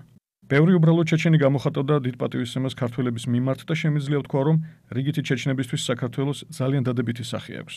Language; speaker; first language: Georgian; native; Georgian